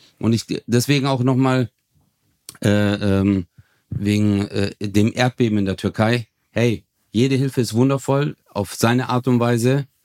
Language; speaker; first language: German; early bilingual, other home language; Turkish